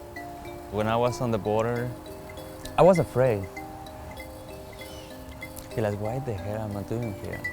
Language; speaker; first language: English; non-native, fluent; Spanish